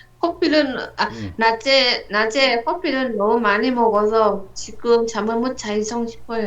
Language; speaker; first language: Korean; non-native, learner; Vietnamese